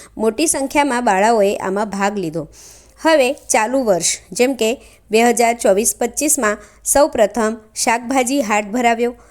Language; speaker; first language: Gujarati; non-native, local second language; Marathi